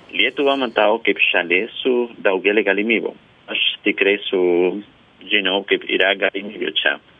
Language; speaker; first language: Lithuanian; non-native, learner; Spanish